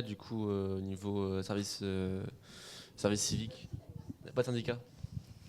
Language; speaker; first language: French; native; French